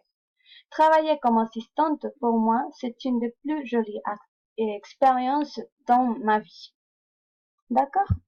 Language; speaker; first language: French; non-native, fluent; Spanish